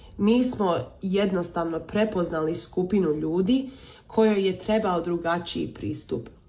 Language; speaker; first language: Serbian; early bilingual, heritage; Croatian